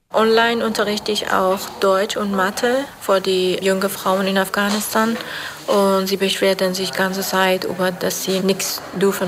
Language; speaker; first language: German; non-native, fluent; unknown